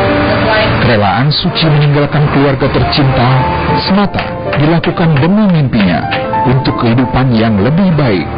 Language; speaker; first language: Indonesian; native; Indonesian